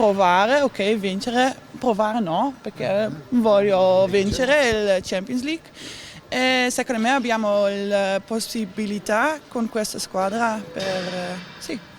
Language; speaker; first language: Italian; non-native, learner; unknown